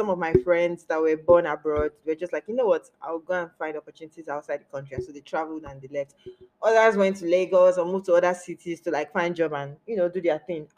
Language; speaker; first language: English; non-native, local second language; Yoruba